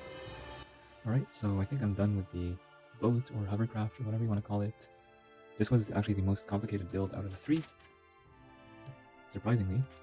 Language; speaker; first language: English; native; English